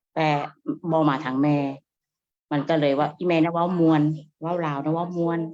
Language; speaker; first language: Thai; native; Thai